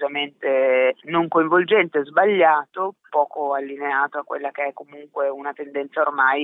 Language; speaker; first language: Italian; native; Italian